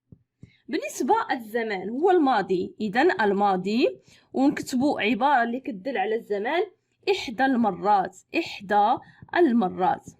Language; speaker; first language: Arabic; native; Arabic